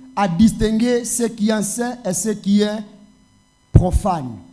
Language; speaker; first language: French; non-native, local second language; Swahili